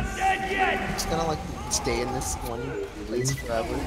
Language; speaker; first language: English; native; English